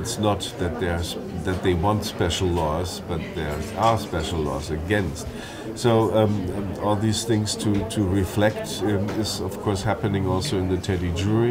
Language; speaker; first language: English; non-native, fluent; German